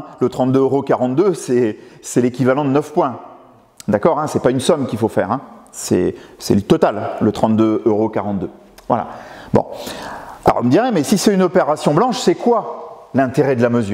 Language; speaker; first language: French; native; French